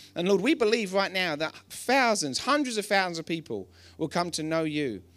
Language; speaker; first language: English; native; English